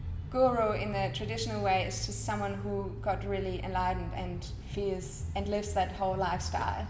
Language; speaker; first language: English; non-native, fluent; German